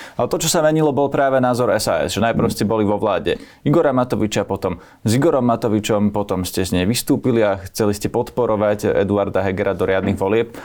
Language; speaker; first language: Slovak; native; Slovak